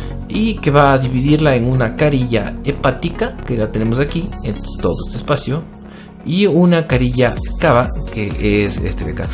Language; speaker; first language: Spanish; native; Spanish